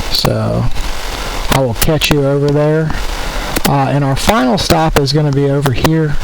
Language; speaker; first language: English; native; English